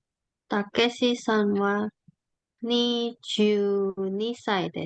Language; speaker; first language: Japanese; non-native, learner; Indonesian